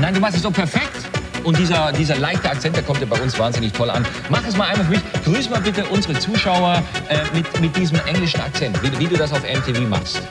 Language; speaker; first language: German; native; German